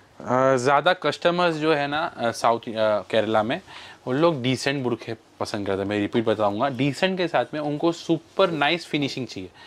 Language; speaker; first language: Hindi; non-native, local second language; Marwari